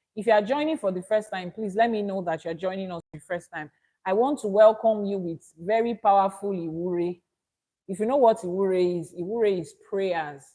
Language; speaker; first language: English; non-native, local second language; Yoruba